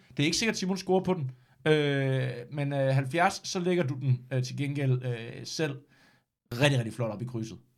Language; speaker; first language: Danish; native; Danish